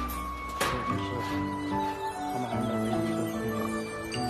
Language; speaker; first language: Chinese; native; Chinese